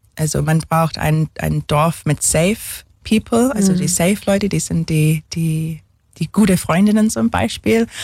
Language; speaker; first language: German; non-native, fluent; English